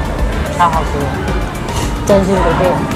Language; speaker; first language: Chinese; native; Chinese